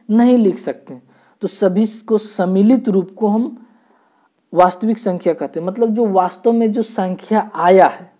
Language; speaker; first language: Hindi; native; Hindi